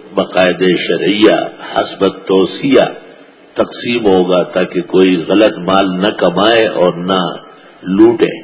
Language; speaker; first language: Urdu; non-native, local second language; Pashto